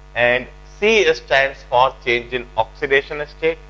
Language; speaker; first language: English; non-native, local second language; Hindi